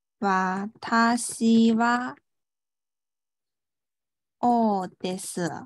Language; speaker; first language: Japanese; non-native, fluent; Chinese